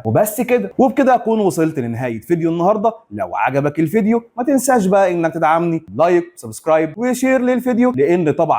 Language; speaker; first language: Arabic; native; Arabic